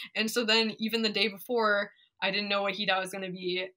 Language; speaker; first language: English; native; English